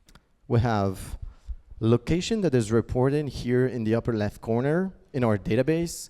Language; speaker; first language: English; non-native, fluent; French